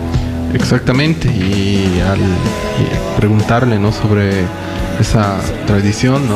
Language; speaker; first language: Spanish; native; Spanish